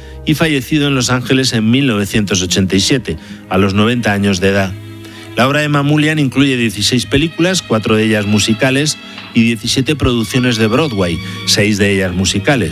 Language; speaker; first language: Spanish; native; Spanish